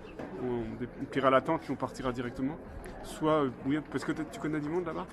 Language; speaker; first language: French; native; French